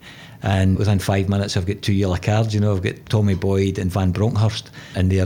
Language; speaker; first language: English; native; English